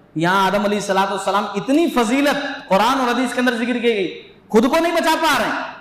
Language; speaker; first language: Urdu; native; Urdu